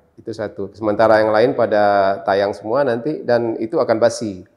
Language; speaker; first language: Indonesian; native; Indonesian